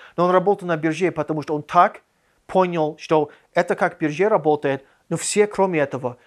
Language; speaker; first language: Russian; non-native, fluent; English